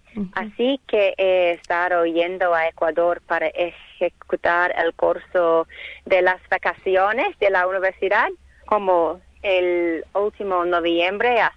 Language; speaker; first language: Spanish; non-native, learner; English